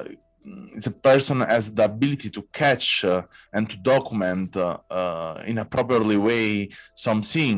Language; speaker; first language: English; non-native, learner; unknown